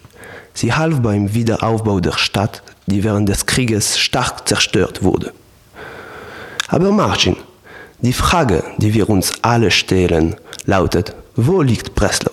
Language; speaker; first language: German; non-native, learner; Polish